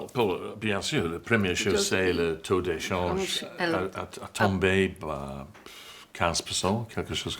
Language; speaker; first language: French; non-native, learner; English